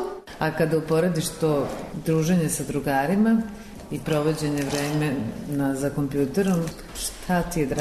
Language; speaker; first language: Serbian; native; Serbian